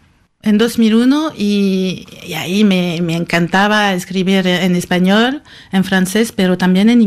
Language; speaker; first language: Spanish; non-native, fluent; French